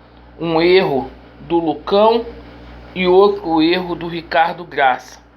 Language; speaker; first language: Portuguese; native; Portuguese